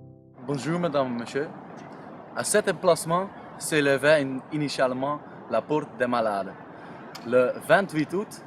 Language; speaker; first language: French; non-native, learner; Dutch